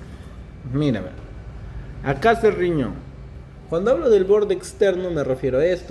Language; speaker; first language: Spanish; native; Spanish